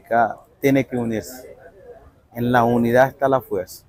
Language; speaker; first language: Spanish; non-native, fluent; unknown